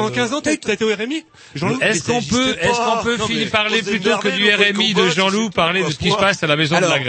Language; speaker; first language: French; native; French